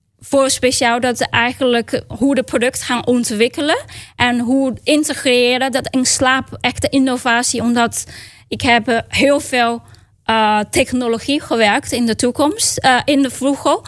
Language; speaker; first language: Dutch; non-native, learner; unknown